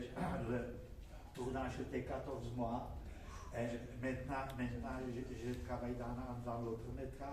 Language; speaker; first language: French; non-native, fluent; Czech